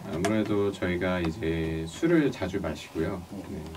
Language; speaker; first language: Korean; early bilingual, heritage; Korean